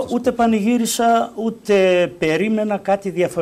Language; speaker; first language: Greek; native; Greek